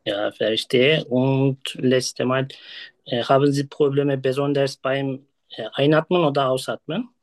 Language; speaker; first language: German; non-native, learner; Turkish